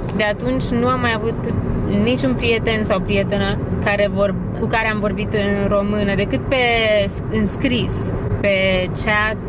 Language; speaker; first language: Romanian; early bilingual, heritage; Romanian